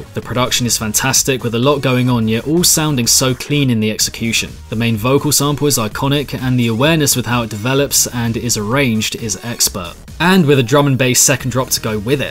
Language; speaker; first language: English; native; English